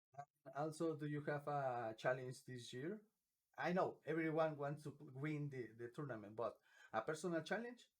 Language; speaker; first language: English; non-native, learner; Spanish